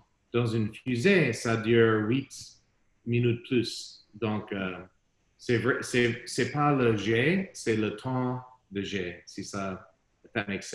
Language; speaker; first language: French; non-native, learner; English